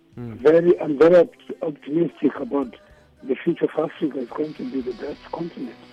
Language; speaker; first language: English; non-native, local second language; Shona